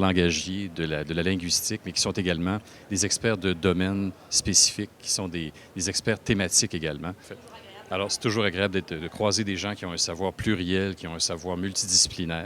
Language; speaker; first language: French; native; French